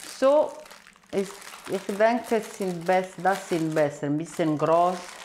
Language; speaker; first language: German; non-native, fluent; Italian